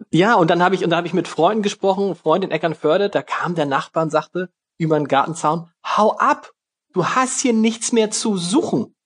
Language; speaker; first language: German; native; German